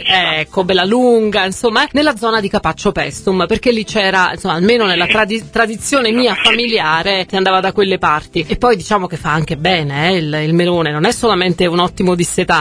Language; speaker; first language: Italian; native; Italian